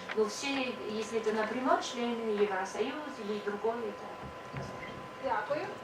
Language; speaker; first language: Russian; non-native, learner; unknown